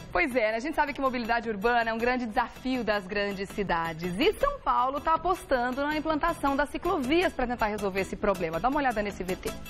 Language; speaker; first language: Portuguese; native; Portuguese